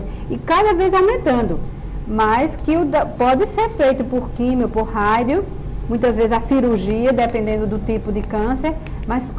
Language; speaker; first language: Portuguese; native; Portuguese